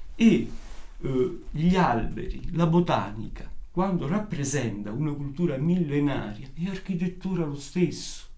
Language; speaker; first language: Italian; native; Italian